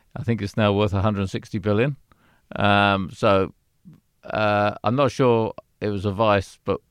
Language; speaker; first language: English; native; English